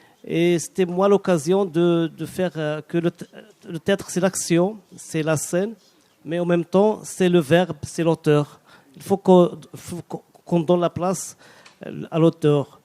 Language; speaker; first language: French; non-native, local second language; Arabic